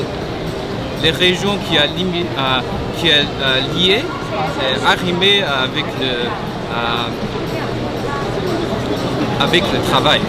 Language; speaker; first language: French; non-native, fluent; Chinese